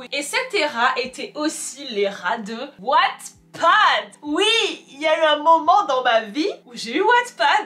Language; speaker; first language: French; native; French